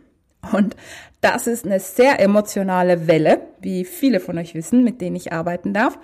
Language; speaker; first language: German; native; German